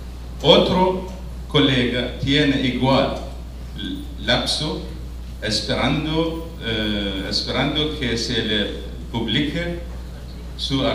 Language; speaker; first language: Spanish; non-native, fluent; Arabic